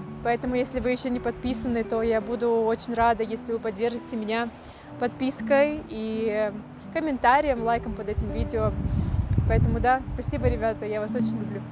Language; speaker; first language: Russian; native; Russian